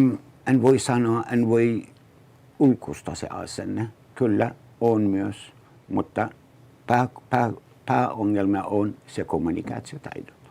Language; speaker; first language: Finnish; non-native, learner; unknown